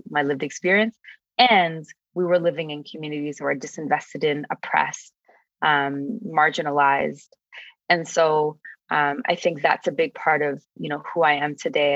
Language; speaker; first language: English; native; English